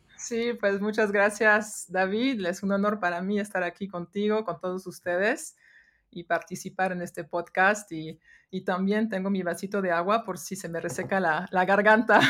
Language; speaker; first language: Spanish; non-native, fluent; French